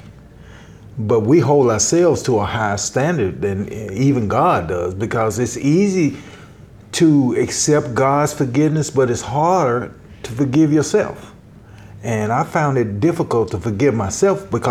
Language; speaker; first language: English; native; English